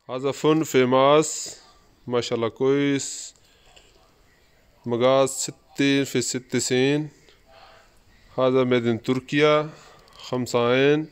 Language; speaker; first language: Arabic; non-native, learner; Urdu